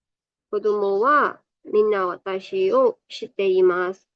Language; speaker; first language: Japanese; non-native, fluent; Burmese